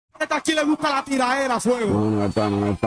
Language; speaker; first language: Spanish; native; Spanish